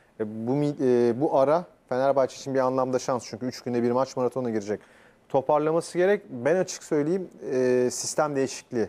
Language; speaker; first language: Turkish; native; Turkish